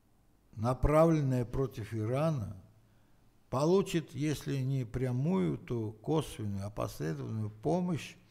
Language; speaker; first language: Russian; non-native, fluent; Armenian